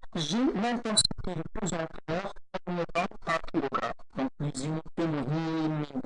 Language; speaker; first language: French; non-native, local second language; Arabic